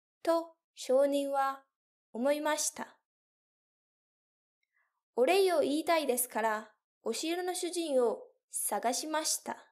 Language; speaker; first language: Japanese; non-native, fluent; English